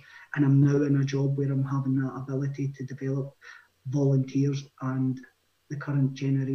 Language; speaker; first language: English; native; English